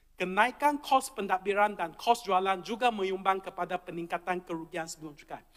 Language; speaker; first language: Malay; non-native, local second language; Chinese